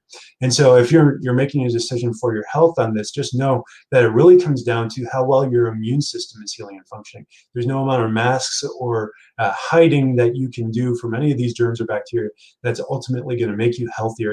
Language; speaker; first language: English; native; English